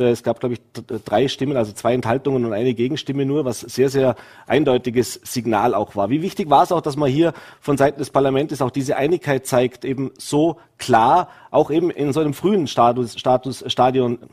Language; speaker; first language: German; native; German